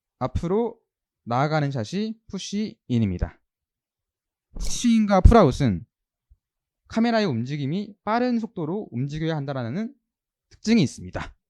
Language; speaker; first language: Korean; native; Korean